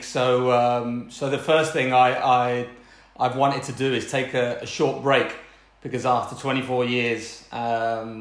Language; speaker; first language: English; native; English